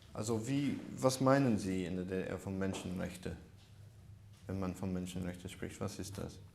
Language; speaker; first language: German; non-native, learner; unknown